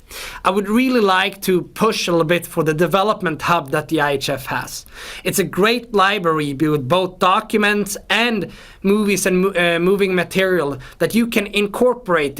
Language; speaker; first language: English; non-native, fluent; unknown